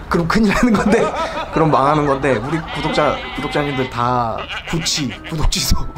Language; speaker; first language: Korean; native; Korean